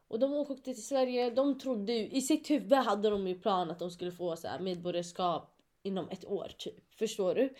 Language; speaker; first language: Swedish; early bilingual, other home language; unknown